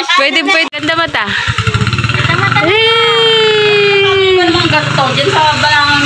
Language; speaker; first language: Filipino; native; Filipino